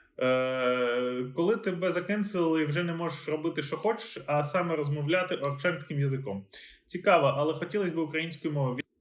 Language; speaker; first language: Ukrainian; native; Ukrainian